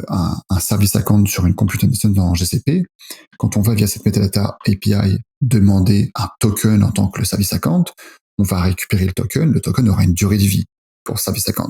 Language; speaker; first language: French; native; French